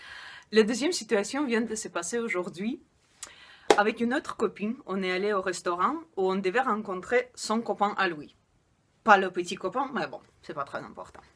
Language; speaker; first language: French; non-native, fluent; Russian